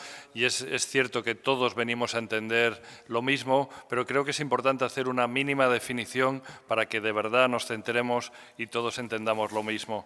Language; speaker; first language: Spanish; native; Spanish